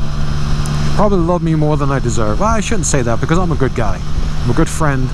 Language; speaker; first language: English; native; English